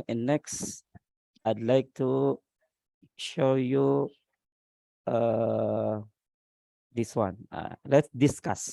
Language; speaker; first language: English; non-native, learner; Indonesian